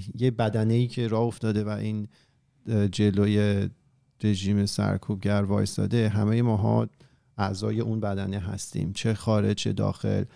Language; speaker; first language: Persian; native; Persian